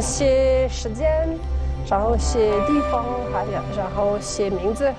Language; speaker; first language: Chinese; non-native, learner; French